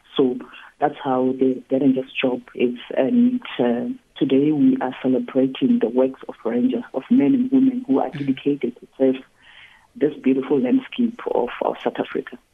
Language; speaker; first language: English; non-native, local second language; Tsonga